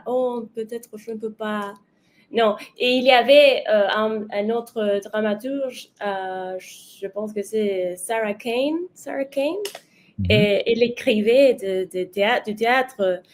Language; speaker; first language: French; non-native, learner; Spanish